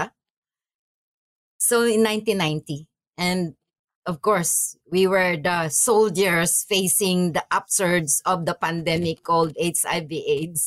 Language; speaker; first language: English; non-native, local second language; Maranao